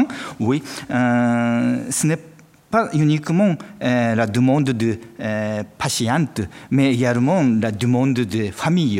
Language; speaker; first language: French; non-native, fluent; Japanese